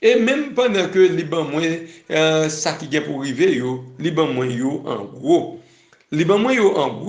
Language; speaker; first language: French; non-native, local second language; Haitian Creole